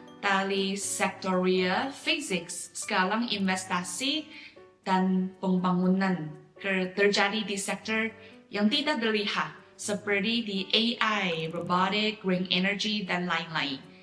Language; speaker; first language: Indonesian; non-native, fluent; Chinese